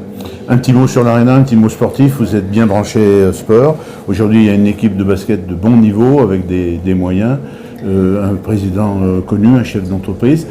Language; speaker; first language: French; native; French